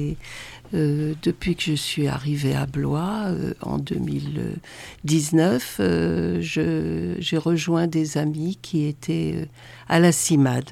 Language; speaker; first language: French; native; French